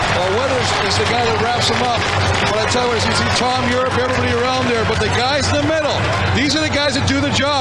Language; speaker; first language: English; native; English